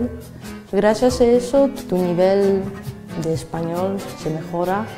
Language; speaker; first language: Spanish; non-native, fluent; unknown